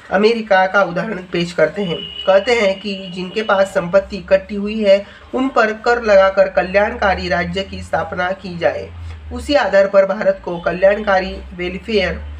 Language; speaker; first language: Hindi; non-native, local second language; Marathi